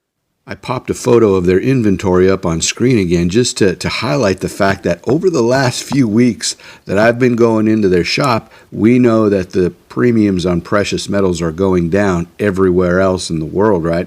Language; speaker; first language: English; native; English